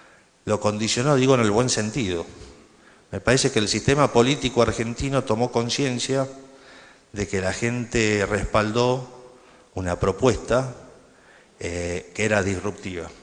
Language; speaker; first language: Spanish; native; Spanish